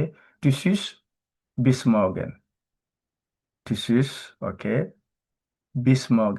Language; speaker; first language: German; non-native, learner; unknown